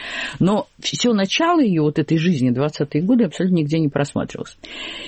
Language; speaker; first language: Russian; native; Russian